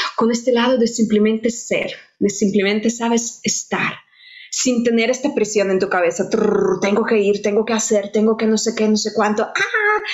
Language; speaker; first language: Spanish; non-native, fluent; Russian